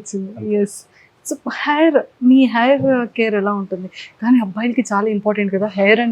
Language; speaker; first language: Telugu; native; Telugu